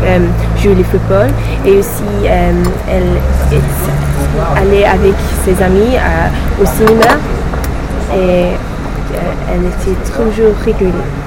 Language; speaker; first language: French; non-native, learner; English